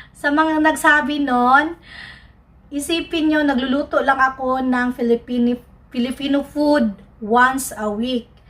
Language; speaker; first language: Filipino; non-native, local second language; Cebuano